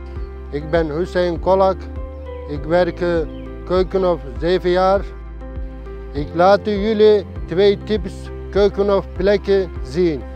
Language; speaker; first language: Dutch; non-native, learner; Turkish